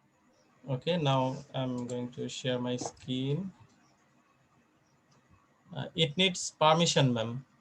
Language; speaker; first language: English; non-native, fluent; Bangla